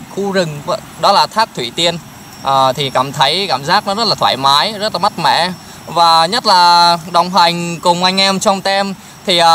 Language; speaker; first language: Vietnamese; non-native, local second language; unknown